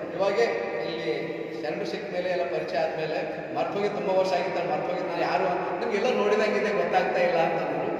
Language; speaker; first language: Kannada; native; Kannada